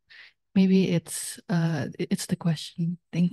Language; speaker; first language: English; non-native, fluent; Indonesian